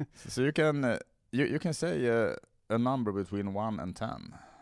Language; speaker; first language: English; non-native, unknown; Swedish